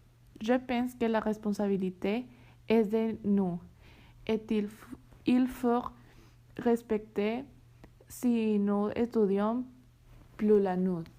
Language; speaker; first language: French; non-native, learner; Spanish